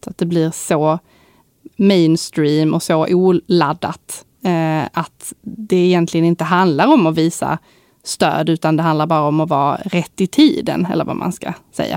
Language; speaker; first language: Swedish; native; Swedish